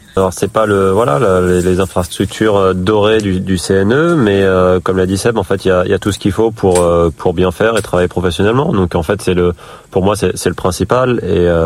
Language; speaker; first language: French; native; French